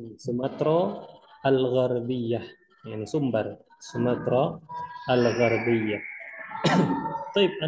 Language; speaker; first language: Arabic; non-native, fluent; Indonesian